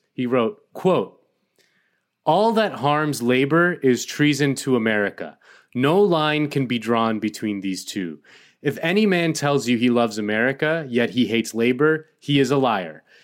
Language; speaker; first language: English; early bilingual, other home language; Spanish